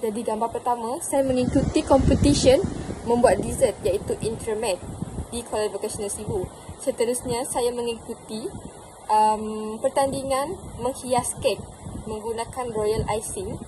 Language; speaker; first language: Malay; native; Malay